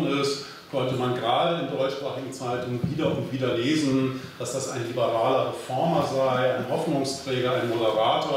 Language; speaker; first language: German; native; German